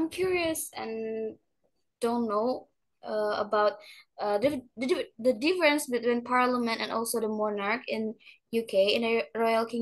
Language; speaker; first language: English; non-native, learner; Indonesian